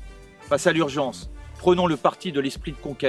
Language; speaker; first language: French; native; French